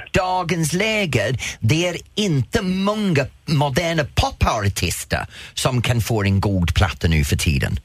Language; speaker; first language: Swedish; non-native, fluent; English